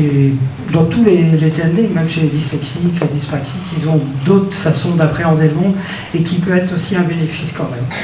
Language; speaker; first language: French; native; French